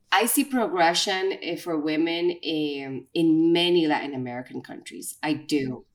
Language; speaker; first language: English; non-native, fluent; Spanish